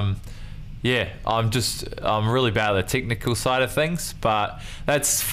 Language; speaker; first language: English; native; English